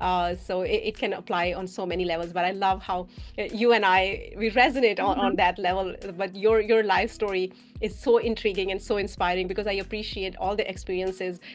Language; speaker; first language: English; non-native, fluent; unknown